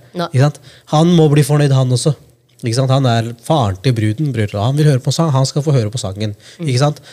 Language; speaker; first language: Norwegian; early bilingual, other home language; Punjabi